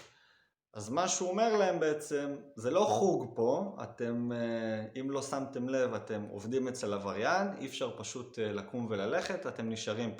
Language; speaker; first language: Hebrew; native; Hebrew